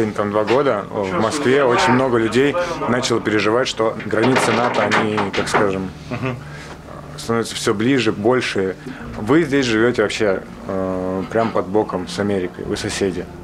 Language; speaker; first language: Russian; native; Russian